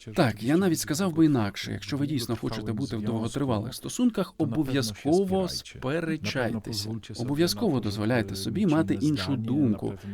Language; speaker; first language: Ukrainian; non-native, fluent; Polish